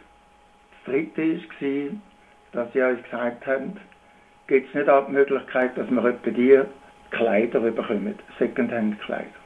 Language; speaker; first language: German; native; German